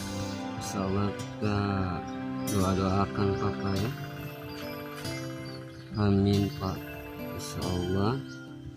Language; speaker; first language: Indonesian; non-native, local second language; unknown